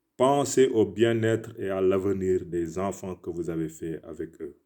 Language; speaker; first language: French; non-native, local second language; Wolof